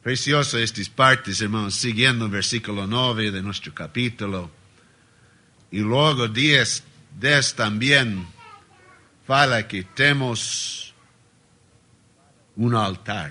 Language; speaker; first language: Spanish; non-native, learner; Portuguese